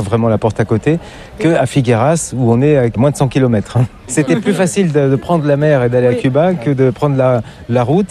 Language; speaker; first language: French; native; French